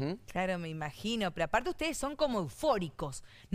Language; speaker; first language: Spanish; native; Spanish